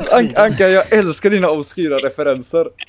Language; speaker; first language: Swedish; native; Swedish